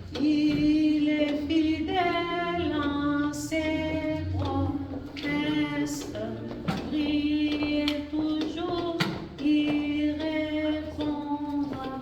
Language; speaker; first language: French; non-native, local second language; Lingala